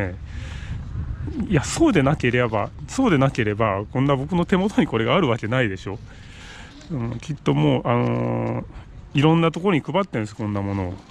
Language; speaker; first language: Japanese; native; Japanese